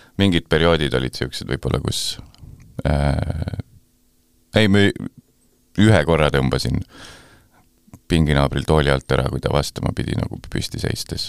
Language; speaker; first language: Estonian; native; Estonian